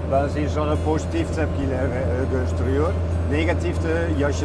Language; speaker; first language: Turkish; non-native, fluent; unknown